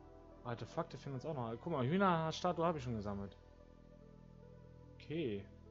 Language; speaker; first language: German; native; German